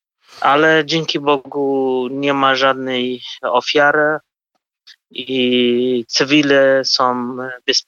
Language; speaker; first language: Polish; non-native, fluent; Kurdish